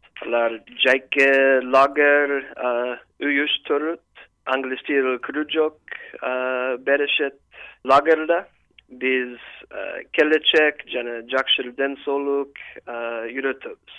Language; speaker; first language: Kyrgyz; non-native, learner; English